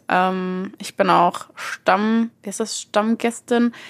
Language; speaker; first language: German; native; German